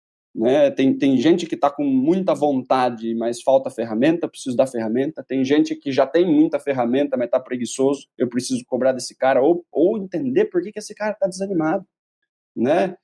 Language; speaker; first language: Portuguese; native; Portuguese